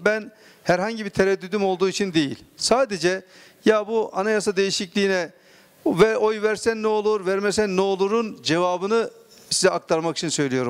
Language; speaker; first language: Turkish; native; Turkish